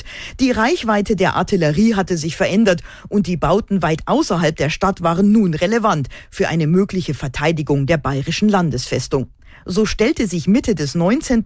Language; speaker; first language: German; native; German